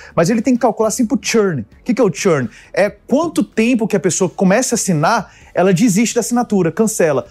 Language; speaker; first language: Portuguese; early bilingual, other home language; English